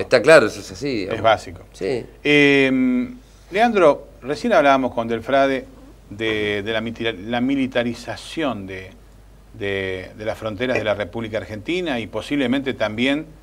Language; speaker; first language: Spanish; native; Spanish